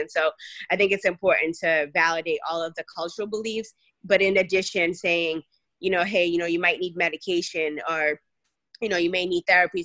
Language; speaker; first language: English; early bilingual, other home language; Kabuverdianu